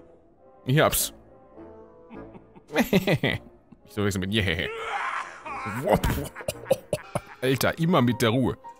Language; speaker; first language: German; native; German